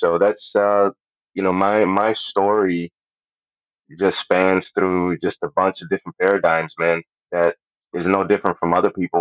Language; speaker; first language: English; non-native, fluent; Spanish